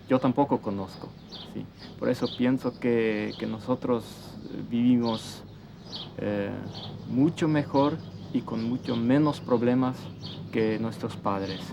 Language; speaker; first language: Spanish; early bilingual, heritage; Plautdietsch